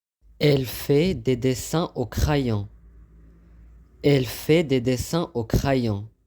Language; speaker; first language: French; non-native, fluent; Arabic